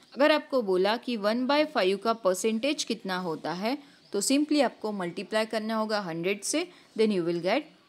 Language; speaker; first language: Hindi; non-native, local second language; Marathi